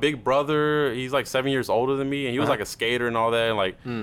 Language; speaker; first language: English; early bilingual, other home language; Spanish